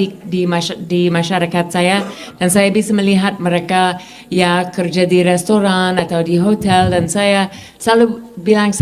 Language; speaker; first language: Indonesian; non-native, fluent; English